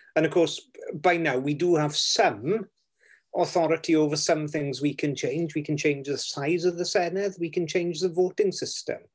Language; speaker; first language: English; native; English